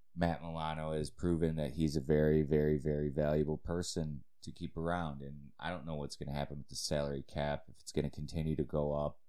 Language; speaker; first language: English; native; English